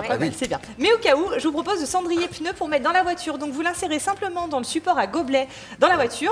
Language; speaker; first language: French; native; French